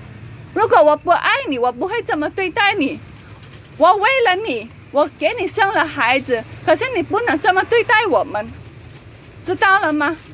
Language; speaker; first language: Chinese; non-native, fluent; Indonesian